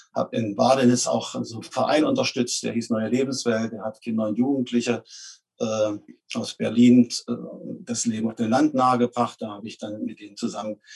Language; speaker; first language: German; native; German